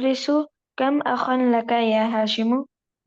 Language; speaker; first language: Arabic; non-native, learner; Urdu